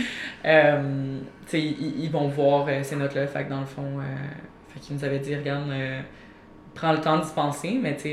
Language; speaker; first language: French; native; French